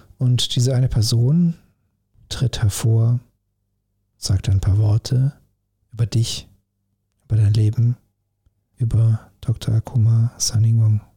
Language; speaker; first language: German; native; German